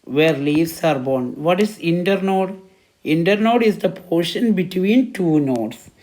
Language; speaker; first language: English; non-native, local second language; Malayalam